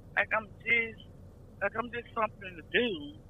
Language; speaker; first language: English; native; English